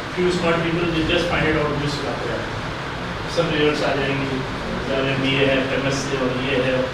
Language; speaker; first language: Hindi; native; Hindi